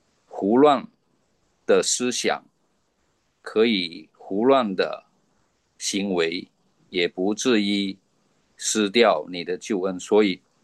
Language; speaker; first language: Chinese; native; Chinese